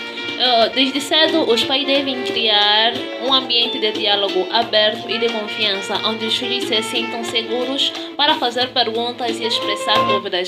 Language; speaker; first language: Portuguese; native; Portuguese